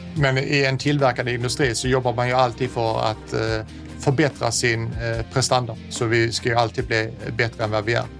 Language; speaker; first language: Swedish; native; Swedish